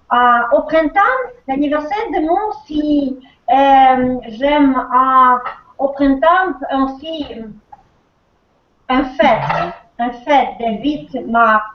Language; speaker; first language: French; non-native, learner; Russian